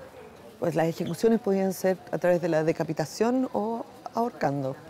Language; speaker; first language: Spanish; native; Spanish